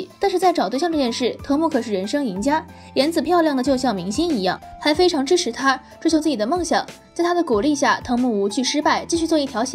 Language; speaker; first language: Chinese; native; Chinese